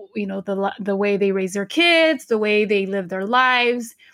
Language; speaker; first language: English; early bilingual, other home language; Spanish